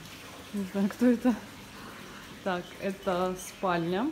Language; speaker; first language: Russian; native; Russian